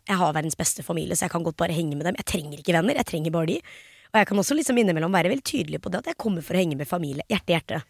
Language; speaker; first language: Norwegian; early bilingual, other home language; Hindi